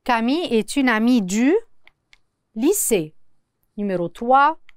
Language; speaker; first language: French; non-native, fluent; Arabic